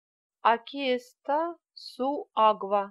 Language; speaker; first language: Spanish; non-native, learner; Russian